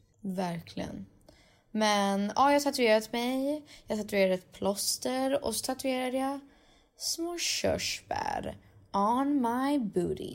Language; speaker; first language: Swedish; native; Swedish